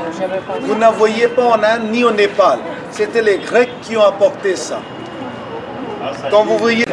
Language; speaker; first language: French; non-native, fluent; Hindi